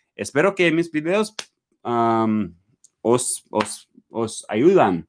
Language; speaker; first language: Spanish; non-native, learner; English